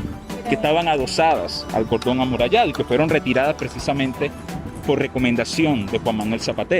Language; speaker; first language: Spanish; native; Spanish